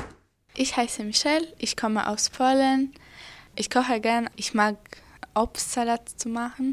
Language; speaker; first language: German; non-native, learner; Polish